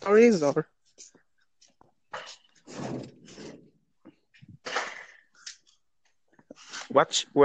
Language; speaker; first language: English; non-native, learner; Arabic